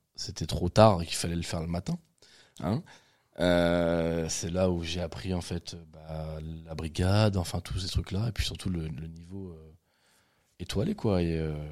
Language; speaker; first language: French; native; French